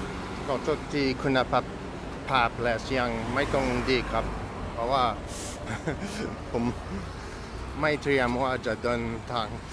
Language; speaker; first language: Thai; non-native, fluent; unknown